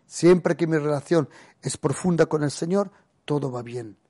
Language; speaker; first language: Spanish; early bilingual, other home language; German